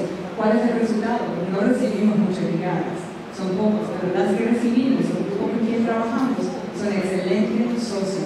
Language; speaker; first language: Spanish; native; Spanish